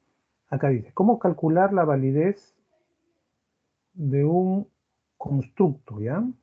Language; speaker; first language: Spanish; native; Spanish